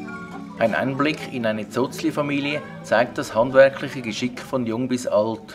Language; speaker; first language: German; native; German